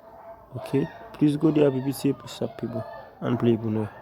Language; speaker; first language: French; non-native, learner; Haitian Creole